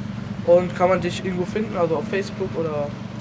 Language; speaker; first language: German; native; German